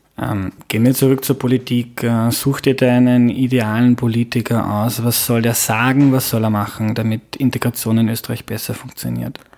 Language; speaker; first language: German; native; German